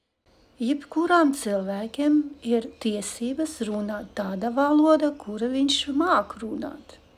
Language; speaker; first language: Latvian; non-native, local second language; Russian